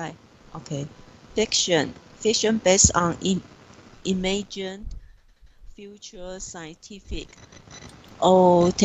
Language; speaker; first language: English; non-native, learner; Chinese